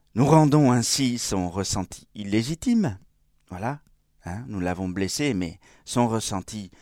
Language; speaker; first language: French; non-native, fluent; Spanish